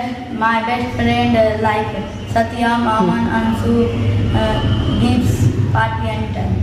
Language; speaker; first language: English; non-native, learner; Hindi